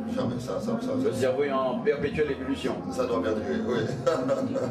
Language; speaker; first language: French; native; French